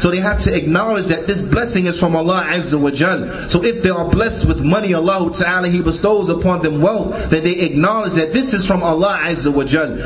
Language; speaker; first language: English; native; English